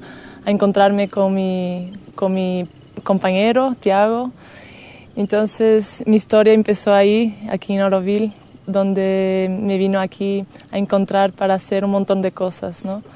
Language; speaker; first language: Spanish; non-native, fluent; Portuguese